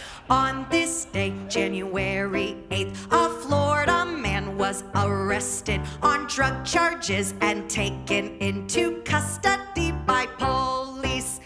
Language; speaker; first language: English; native; English